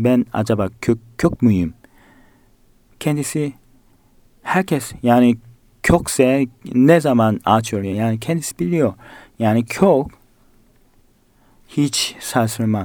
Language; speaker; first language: Turkish; non-native, fluent; Korean